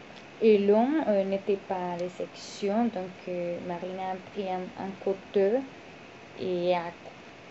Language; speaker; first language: French; non-native, learner; Spanish